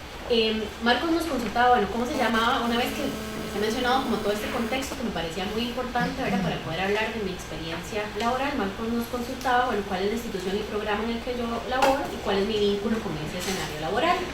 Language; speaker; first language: Spanish; native; Spanish